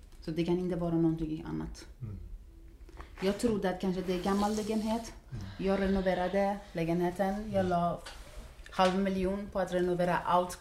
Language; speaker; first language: Swedish; non-native, fluent; Persian